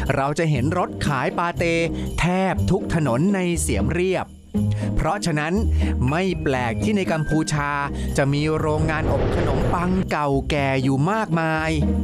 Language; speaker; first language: Thai; native; Thai